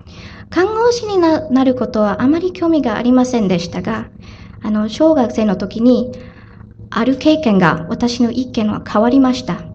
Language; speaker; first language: Japanese; non-native, learner; Filipino